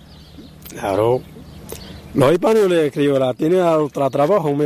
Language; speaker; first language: Spanish; non-native, learner; Arabic